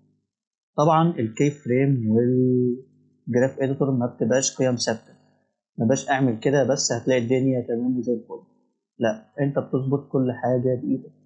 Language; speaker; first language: Arabic; native; Arabic